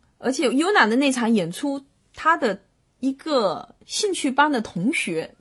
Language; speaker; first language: Chinese; native; Chinese